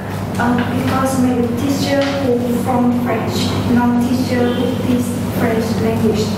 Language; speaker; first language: English; non-native, learner; Vietnamese